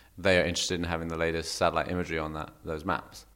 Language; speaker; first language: English; native; English